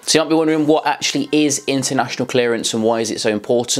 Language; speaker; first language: English; native; English